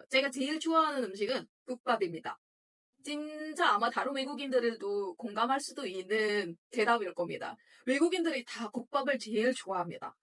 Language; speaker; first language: Korean; non-native, fluent; Indonesian